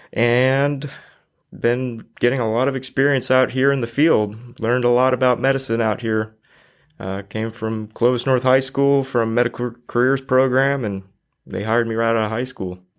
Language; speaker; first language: English; native; English